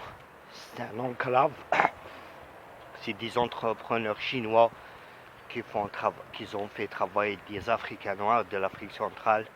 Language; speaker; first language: French; non-native, local second language; Arabic